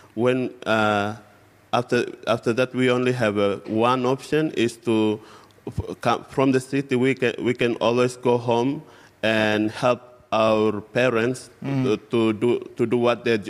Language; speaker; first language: English; non-native, fluent; Indonesian